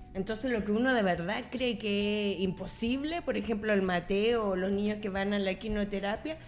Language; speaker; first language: Spanish; native; Spanish